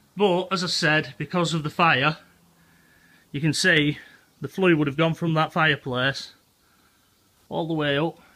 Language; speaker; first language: English; native; English